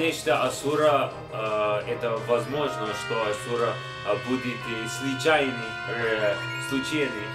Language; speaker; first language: Russian; non-native, learner; English